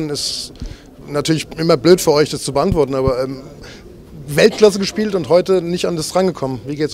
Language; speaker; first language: German; native; German